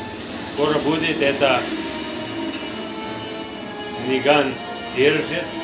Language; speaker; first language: Russian; non-native, learner; English